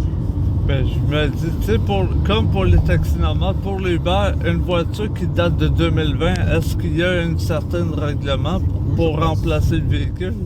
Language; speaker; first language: French; native; French